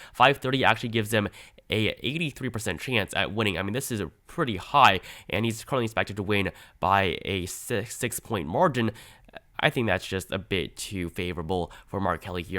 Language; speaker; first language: English; native; English